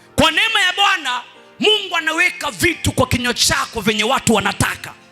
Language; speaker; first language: Swahili; non-native, local second language; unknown